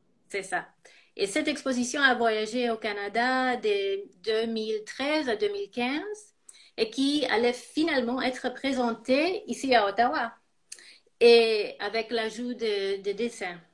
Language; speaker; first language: French; non-native, fluent; English